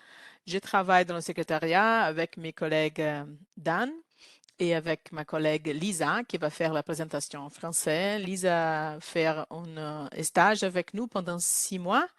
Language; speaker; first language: French; non-native, learner; Portuguese